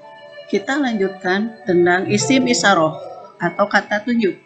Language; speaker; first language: Indonesian; native; Indonesian